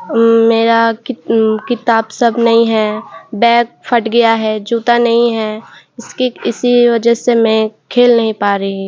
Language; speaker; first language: Hindi; non-native, local second language; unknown